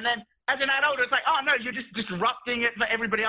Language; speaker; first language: English; native; English